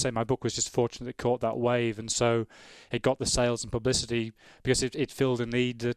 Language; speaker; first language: English; native; English